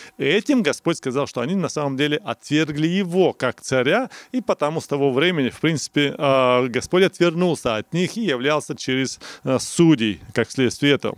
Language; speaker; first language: Russian; non-native, local second language; Romanian